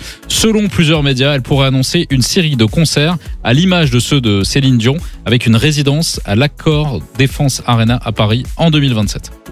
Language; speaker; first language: French; native; French